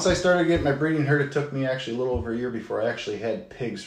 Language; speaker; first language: English; native; English